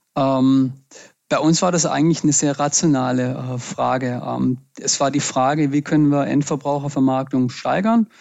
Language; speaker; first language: German; native; German